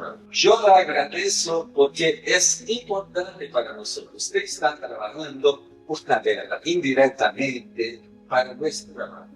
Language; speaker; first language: Spanish; non-native, learner; Portuguese